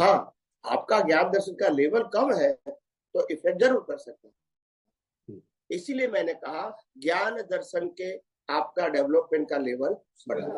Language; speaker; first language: Hindi; non-native, local second language; Gujarati